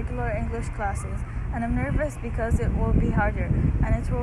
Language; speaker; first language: English; non-native, fluent; Arabic